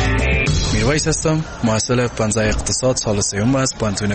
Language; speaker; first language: Persian; native; Persian